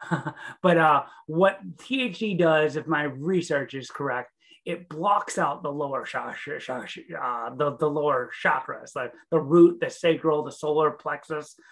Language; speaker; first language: English; native; English